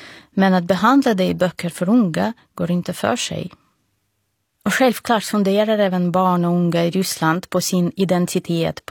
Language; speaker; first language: Swedish; non-native, fluent; Russian